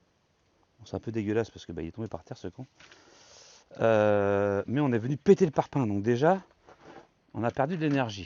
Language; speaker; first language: French; native; French